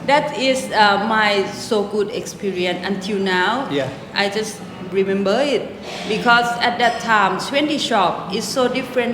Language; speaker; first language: English; non-native, local second language; Thai